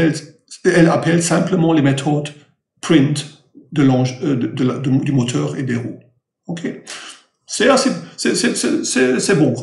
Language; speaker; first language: French; non-native, fluent; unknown